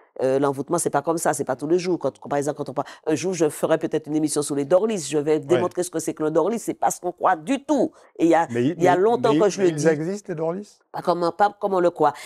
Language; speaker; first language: French; native; French